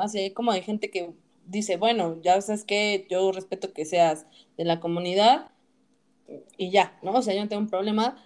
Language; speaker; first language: Spanish; native; Spanish